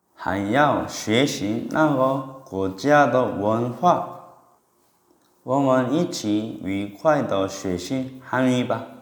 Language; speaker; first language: Chinese; non-native, fluent; Korean